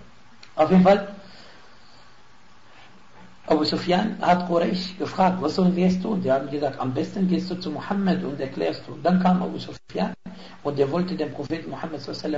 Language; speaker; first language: German; non-native, fluent; Arabic